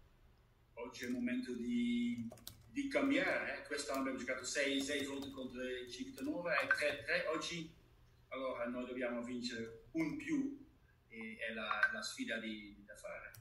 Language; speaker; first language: Italian; non-native, learner; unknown